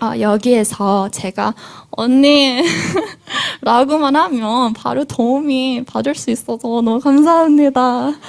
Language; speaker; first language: Korean; early bilingual, heritage; Korean